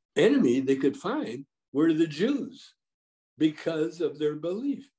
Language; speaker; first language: English; native; English